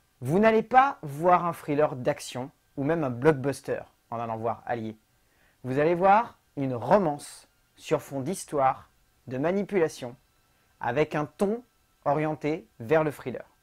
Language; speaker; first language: French; native; French